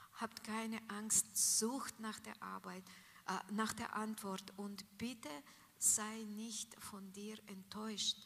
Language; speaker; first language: German; non-native, learner; Russian